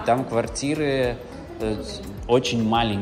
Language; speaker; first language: Russian; native; Russian